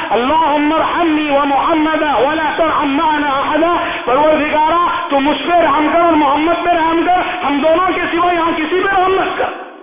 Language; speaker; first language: Urdu; native; Urdu